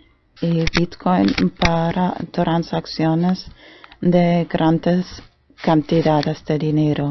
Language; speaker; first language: Spanish; non-native, fluent; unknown